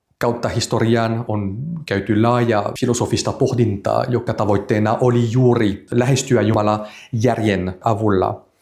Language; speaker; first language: Finnish; non-native, fluent; French